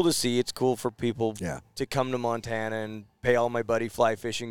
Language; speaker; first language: English; native; English